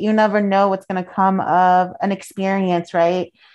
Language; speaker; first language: English; early bilingual, other home language; Spanish